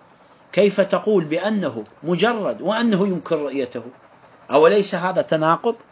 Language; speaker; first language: Arabic; native; Arabic